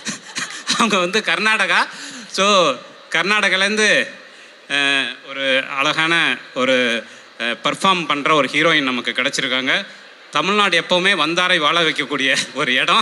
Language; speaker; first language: Tamil; native; Tamil